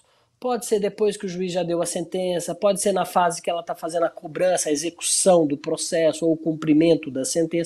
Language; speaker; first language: Portuguese; native; Portuguese